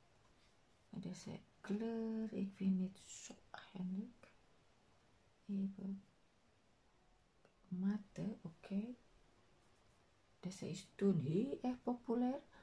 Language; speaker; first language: Dutch; non-native, learner; Indonesian